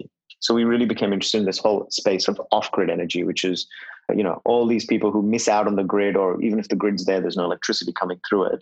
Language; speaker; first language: English; non-native, local second language; Hindi